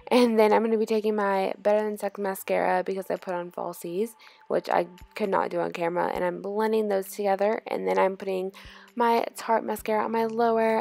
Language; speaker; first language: English; native; English